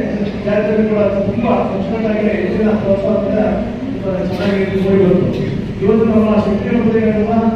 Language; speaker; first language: Kannada; native; Kannada